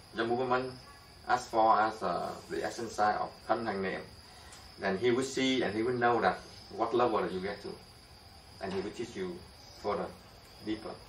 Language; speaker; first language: English; non-native, fluent; Vietnamese